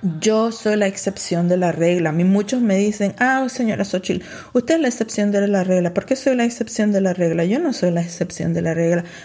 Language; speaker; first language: Spanish; early bilingual, heritage; Spanish